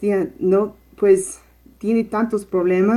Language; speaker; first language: Spanish; non-native, fluent; English